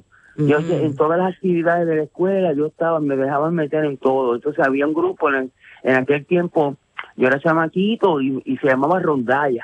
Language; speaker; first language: Spanish; native; Spanish